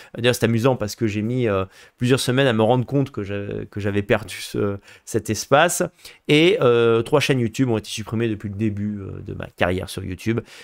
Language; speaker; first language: French; native; French